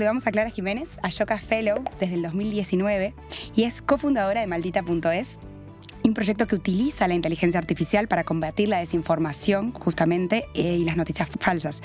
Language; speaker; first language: Spanish; native; Spanish